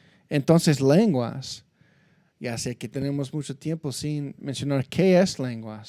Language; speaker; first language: Spanish; non-native, fluent; English